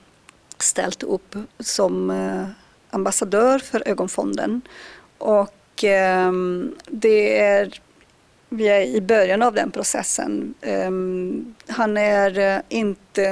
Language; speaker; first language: Swedish; non-native, fluent; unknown